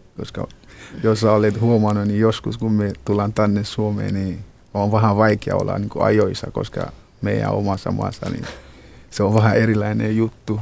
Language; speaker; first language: Finnish; non-native, fluent; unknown